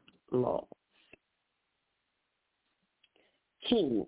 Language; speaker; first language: English; native; English